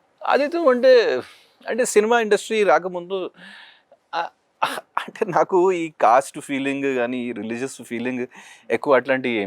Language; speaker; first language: Telugu; non-native, local second language; Hindi